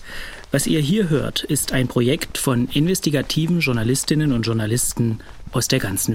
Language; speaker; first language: German; native; German